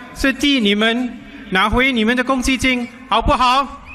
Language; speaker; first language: Chinese; non-native, local second language; English